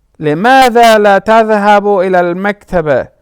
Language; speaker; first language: Arabic; non-native, fluent; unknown